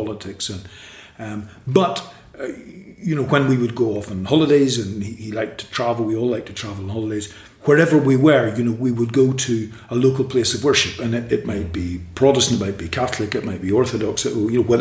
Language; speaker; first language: English; native; English